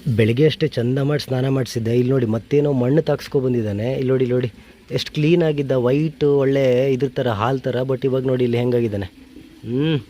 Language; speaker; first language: Kannada; native; Kannada